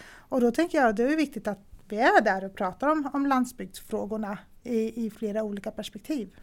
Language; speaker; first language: Swedish; native; Swedish